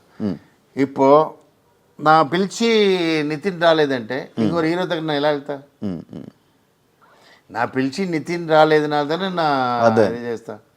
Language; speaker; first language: Telugu; non-native, local second language; Tamil